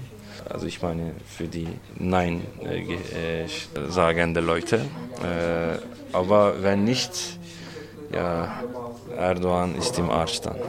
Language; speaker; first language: German; non-native, fluent; Turkish